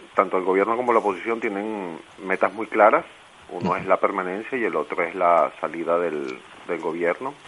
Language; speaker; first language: Spanish; native; Spanish